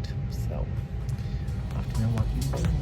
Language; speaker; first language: English; native; English